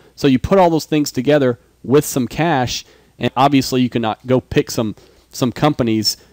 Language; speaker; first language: English; native; English